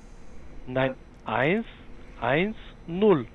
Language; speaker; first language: German; non-native, learner; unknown